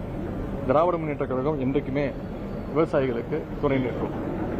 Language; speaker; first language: Tamil; native; Tamil